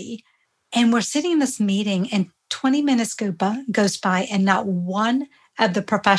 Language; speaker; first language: English; early bilingual, other home language; Hindi